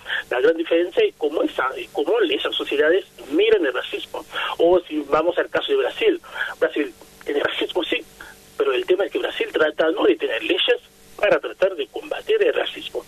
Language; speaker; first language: Spanish; non-native, fluent; Haitian Creole